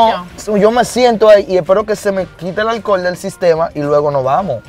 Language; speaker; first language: Spanish; native; Spanish